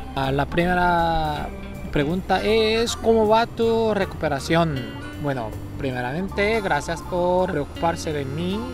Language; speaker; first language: Spanish; non-native, fluent; Korean